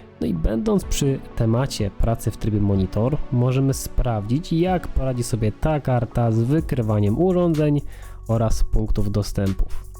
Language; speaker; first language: Polish; native; Polish